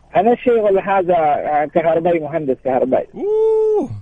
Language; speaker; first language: Arabic; non-native, learner; Urdu